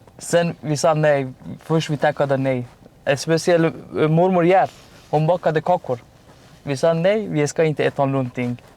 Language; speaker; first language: Swedish; non-native, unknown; Persian